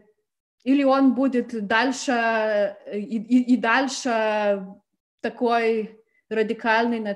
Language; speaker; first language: Russian; non-native, fluent; Lithuanian